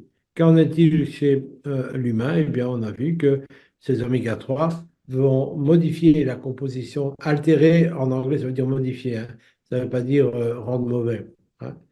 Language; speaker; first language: French; native; French